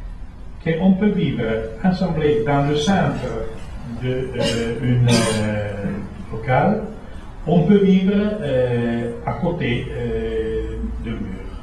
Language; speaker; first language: French; non-native, fluent; Italian